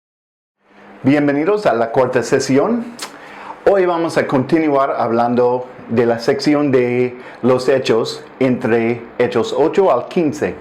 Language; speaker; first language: Spanish; non-native, fluent; English